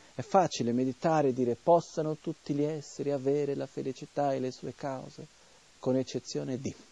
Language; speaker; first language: Italian; non-native, fluent; Portuguese